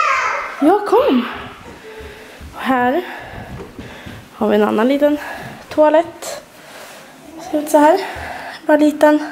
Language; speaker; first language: Swedish; native; Swedish